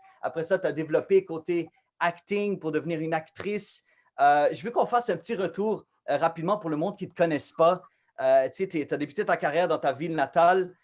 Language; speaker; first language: French; native; French